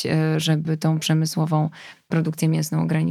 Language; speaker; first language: Polish; native; Polish